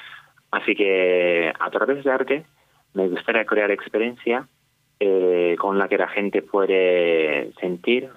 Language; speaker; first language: Spanish; non-native, fluent; Japanese